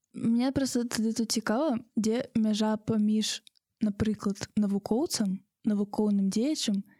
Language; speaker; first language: Belarusian; non-native, local second language; Russian